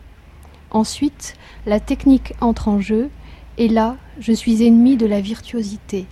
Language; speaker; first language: French; native; French